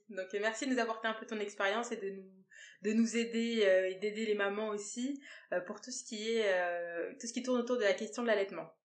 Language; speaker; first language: French; native; French